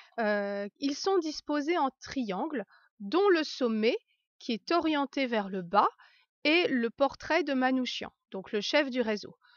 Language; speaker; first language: French; native; French